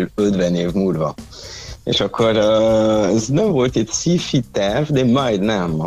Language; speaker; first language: Hungarian; non-native, fluent; French